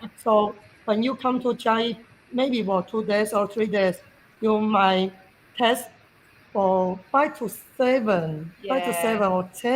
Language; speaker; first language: English; non-native, learner; Chinese